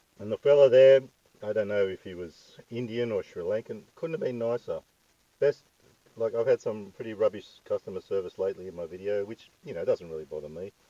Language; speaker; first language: English; native; English